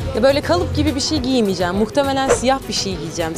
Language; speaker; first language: Turkish; native; Turkish